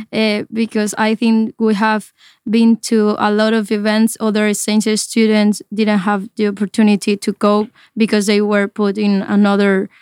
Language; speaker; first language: English; non-native, fluent; Spanish